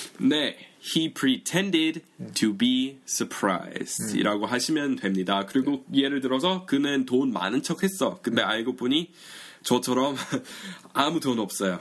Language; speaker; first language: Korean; non-native, fluent; English